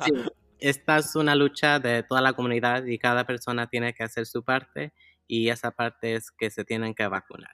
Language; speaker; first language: Spanish; early bilingual, heritage; Spanish